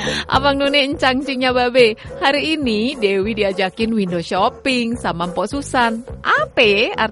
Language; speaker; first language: Indonesian; native; Indonesian